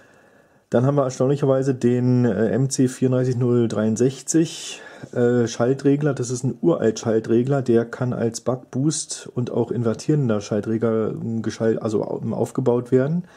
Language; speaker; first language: German; native; German